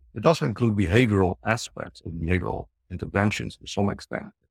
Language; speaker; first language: English; non-native, fluent; Dutch